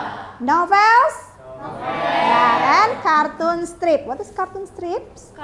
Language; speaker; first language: English; non-native, fluent; Indonesian